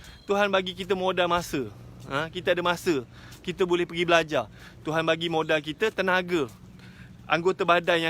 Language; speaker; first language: Malay; native; Malay